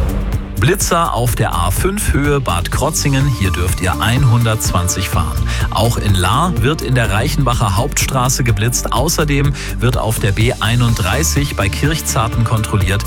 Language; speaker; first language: German; native; German